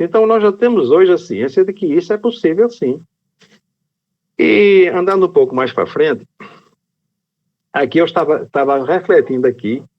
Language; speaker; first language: Portuguese; native; Portuguese